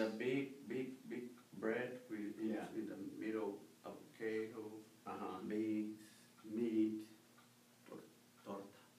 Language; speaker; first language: English; non-native, learner; Spanish